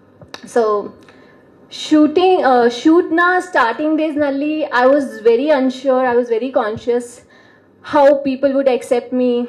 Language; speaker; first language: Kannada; non-native, learner; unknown